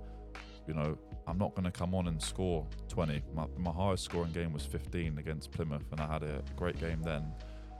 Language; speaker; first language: English; native; English